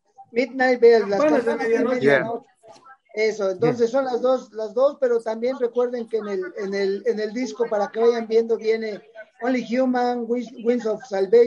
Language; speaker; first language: Spanish; native; Spanish